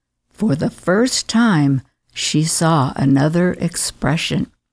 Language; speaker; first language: English; native; English